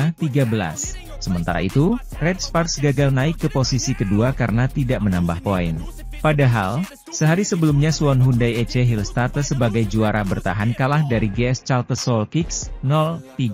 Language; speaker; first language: Indonesian; native; Indonesian